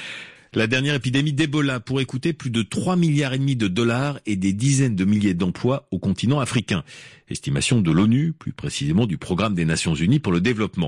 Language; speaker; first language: French; native; French